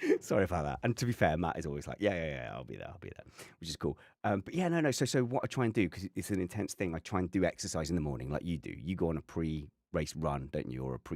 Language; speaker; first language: English; native; English